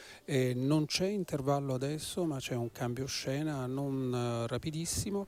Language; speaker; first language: Italian; native; Italian